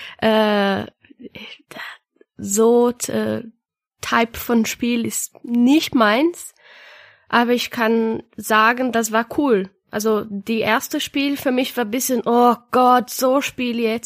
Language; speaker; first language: German; non-native, learner; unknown